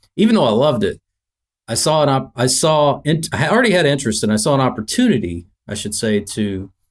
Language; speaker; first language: English; native; English